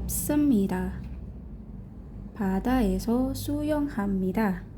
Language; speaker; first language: Korean; non-native, learner; Indonesian